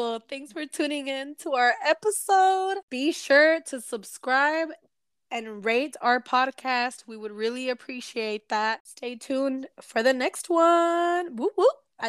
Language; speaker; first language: English; early bilingual, other home language; Spanish